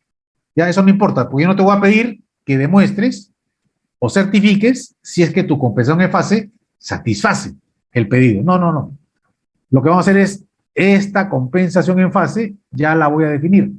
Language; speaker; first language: Spanish; native; Spanish